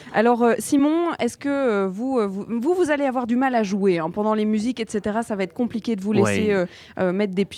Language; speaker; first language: French; native; French